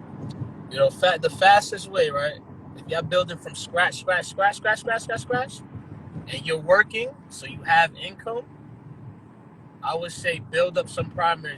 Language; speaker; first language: English; native; English